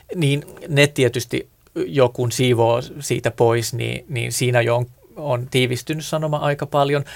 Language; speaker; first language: Finnish; native; Finnish